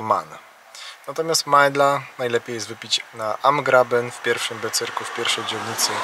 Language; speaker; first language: Polish; native; Polish